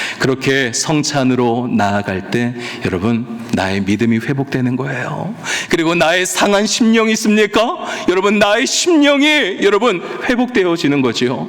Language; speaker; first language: Korean; native; Korean